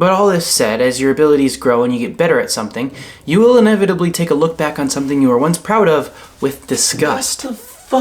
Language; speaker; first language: English; native; English